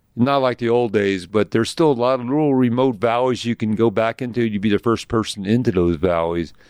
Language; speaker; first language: English; native; English